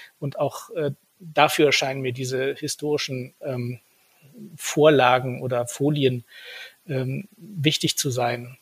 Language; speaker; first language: German; native; German